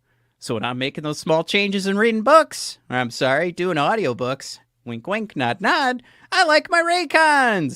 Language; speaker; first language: English; native; English